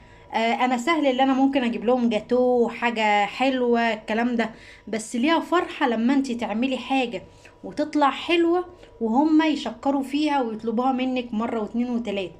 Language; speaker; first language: Arabic; native; Arabic